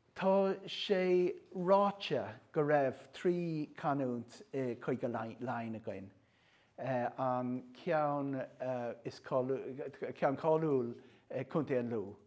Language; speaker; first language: Irish; non-native, local second language; English